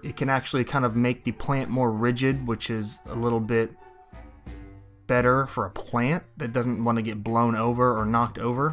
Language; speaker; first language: English; native; English